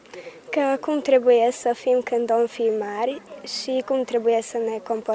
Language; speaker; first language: Romanian; early bilingual, heritage; Romanian